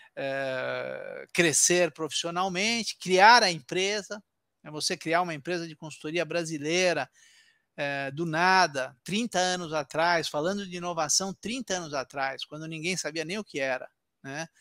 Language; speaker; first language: Portuguese; early bilingual, other home language; Italian